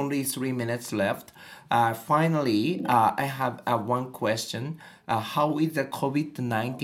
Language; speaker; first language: English; non-native, learner; Japanese